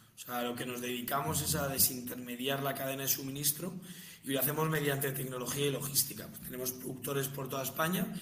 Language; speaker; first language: Spanish; native; Spanish